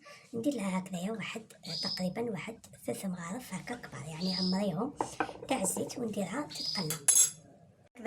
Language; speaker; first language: Arabic; native; Arabic